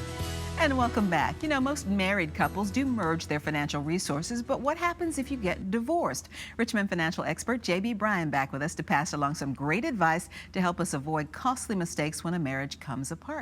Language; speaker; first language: English; native; English